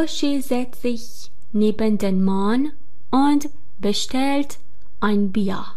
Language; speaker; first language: German; non-native, fluent; Persian